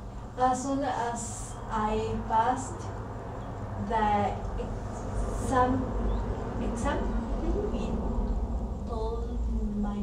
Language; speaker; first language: English; non-native, learner; Spanish